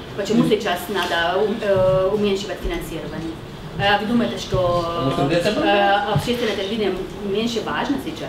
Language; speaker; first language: Russian; non-native, fluent; Slovenian